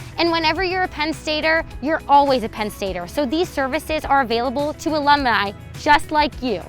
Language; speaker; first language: English; native; English